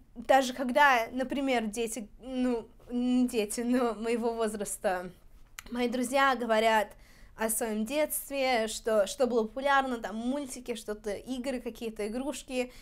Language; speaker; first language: Russian; early bilingual, heritage; Russian